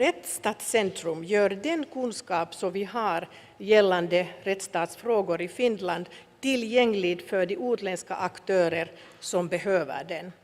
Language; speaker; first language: Swedish; non-native, local second language; Finnish